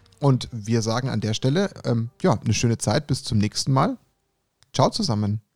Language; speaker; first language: German; native; German